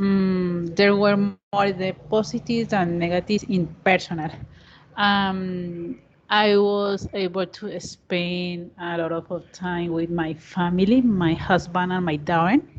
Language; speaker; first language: English; non-native, learner; Spanish